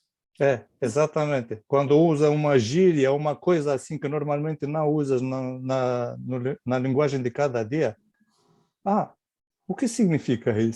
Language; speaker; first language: Portuguese; non-native, fluent; Romanian